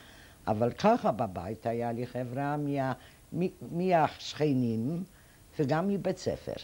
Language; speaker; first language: Hebrew; non-native, fluent; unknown